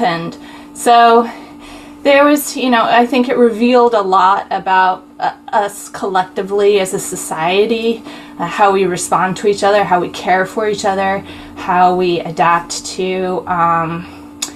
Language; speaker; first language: English; native; English